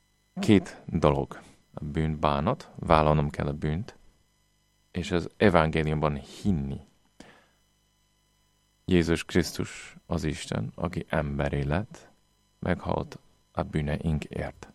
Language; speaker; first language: Hungarian; non-native, fluent; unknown